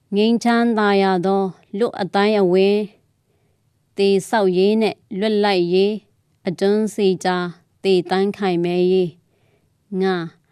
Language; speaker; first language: Burmese; non-native, local second language; Tedim Chin